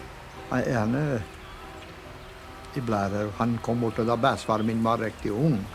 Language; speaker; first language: Norwegian; early bilingual, heritage; English